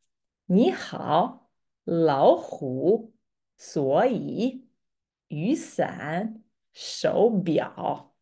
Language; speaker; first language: Chinese; non-native, fluent; Latvian